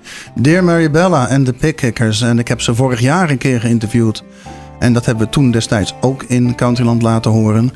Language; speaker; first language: Dutch; native; Dutch